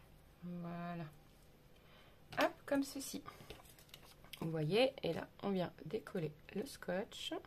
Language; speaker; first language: French; native; French